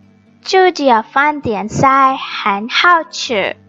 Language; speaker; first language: Chinese; non-native, fluent; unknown